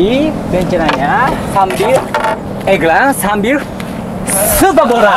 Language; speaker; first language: Indonesian; non-native, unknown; Japanese